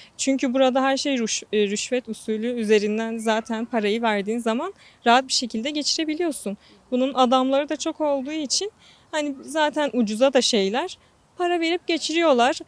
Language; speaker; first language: Turkish; non-native, local second language; Kurdish